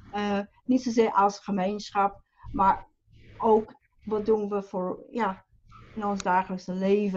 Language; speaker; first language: Dutch; non-native, fluent; English